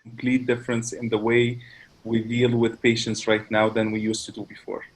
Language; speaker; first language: English; non-native, fluent; Arabic